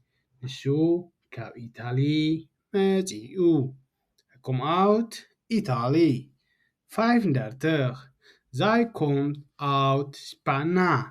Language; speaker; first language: Dutch; non-native, learner; Tigrinya